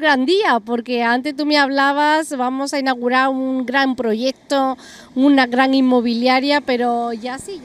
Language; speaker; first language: Spanish; native; Spanish